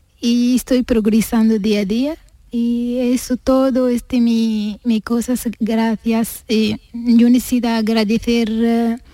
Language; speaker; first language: Spanish; non-native, learner; Arabic